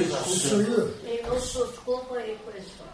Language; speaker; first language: Italian; non-native, learner; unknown